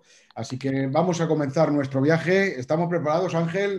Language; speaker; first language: Spanish; native; Spanish